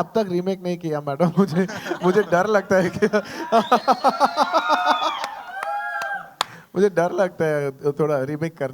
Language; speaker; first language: Hindi; non-native, local second language; Telugu